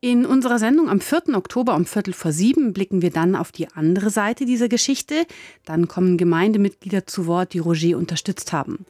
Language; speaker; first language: German; native; German